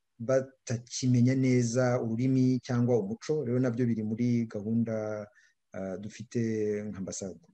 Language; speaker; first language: Kinyarwanda; native; Kinyarwanda